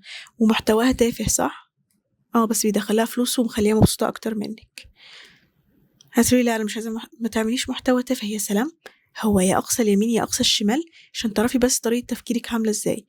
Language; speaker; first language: Arabic; native; Arabic